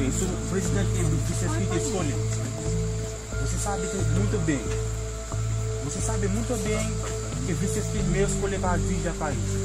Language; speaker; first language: Portuguese; non-native, learner; Haitian Creole